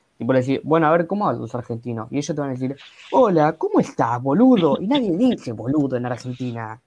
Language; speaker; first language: Spanish; native; Spanish